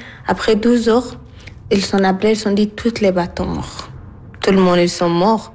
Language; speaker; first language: French; non-native, learner; Arabic